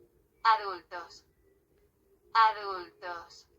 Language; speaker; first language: Spanish; non-native, learner; Haitian Creole